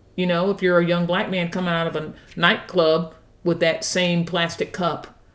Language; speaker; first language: English; native; English